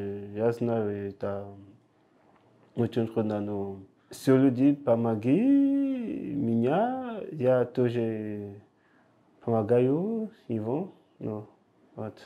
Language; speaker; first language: Russian; non-native, learner; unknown